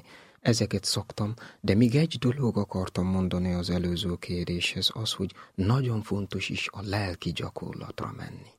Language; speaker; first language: Hungarian; non-native, fluent; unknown